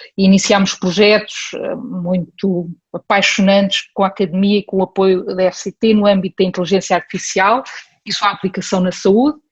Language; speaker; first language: Portuguese; early bilingual, heritage; Portuguese